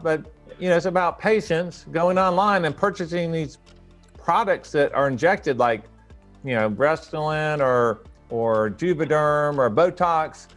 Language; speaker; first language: English; native; English